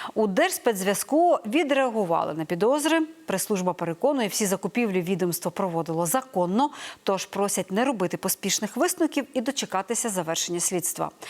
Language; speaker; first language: Ukrainian; native; Ukrainian